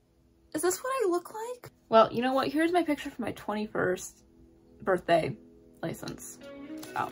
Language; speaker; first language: English; native; English